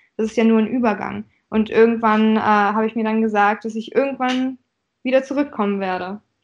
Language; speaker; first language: German; early bilingual, other home language; Russian